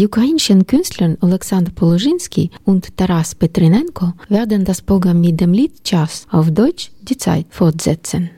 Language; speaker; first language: German; non-native, learner; Ukrainian